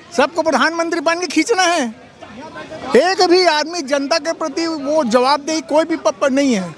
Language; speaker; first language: Hindi; native; Hindi